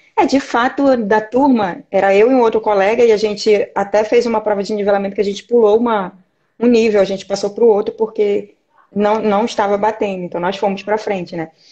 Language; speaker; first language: Portuguese; native; Portuguese